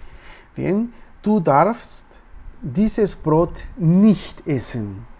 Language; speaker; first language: German; non-native, learner; Spanish